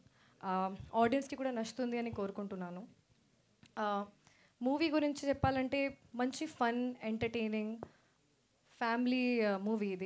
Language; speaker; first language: Telugu; non-native, fluent; Hindi